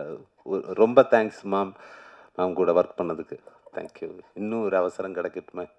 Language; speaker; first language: Tamil; non-native, learner; Malayalam